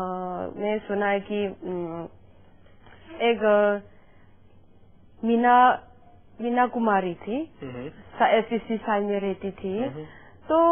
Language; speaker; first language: Hindi; non-native, local second language; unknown